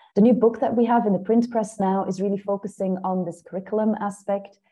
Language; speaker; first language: English; non-native, fluent; Dutch